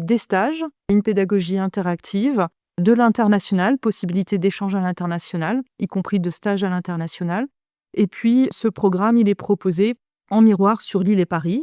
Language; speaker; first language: French; native; French